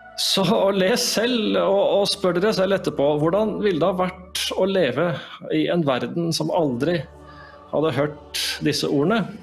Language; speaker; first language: Norwegian; native; Norwegian